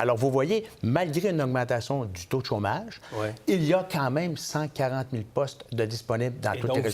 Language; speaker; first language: French; native; French